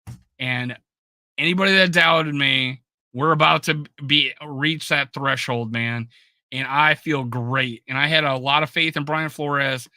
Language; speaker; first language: English; native; English